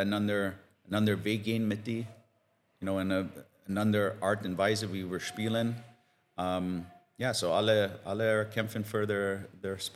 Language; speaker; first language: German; non-native, learner; English